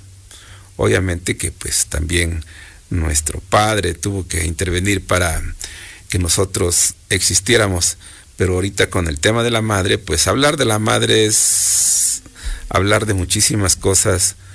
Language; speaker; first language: Spanish; native; Spanish